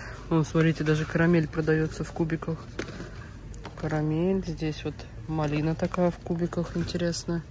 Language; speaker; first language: Russian; native; Russian